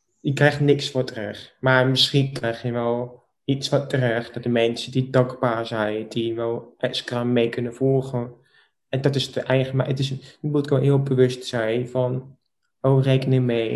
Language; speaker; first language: Dutch; non-native, local second language; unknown